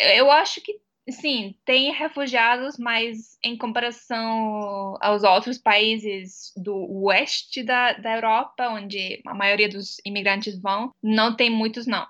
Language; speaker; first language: Portuguese; non-native, fluent; Estonian